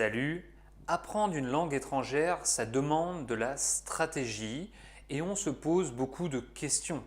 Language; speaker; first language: French; native; French